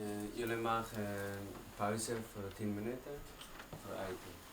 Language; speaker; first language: Dutch; non-native, learner; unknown